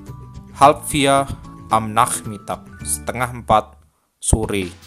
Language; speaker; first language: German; non-native, fluent; Indonesian